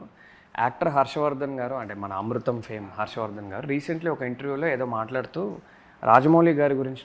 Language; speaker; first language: Telugu; native; Telugu